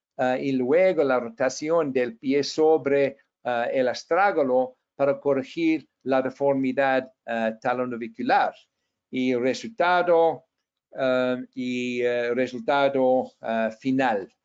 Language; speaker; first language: Spanish; non-native, fluent; English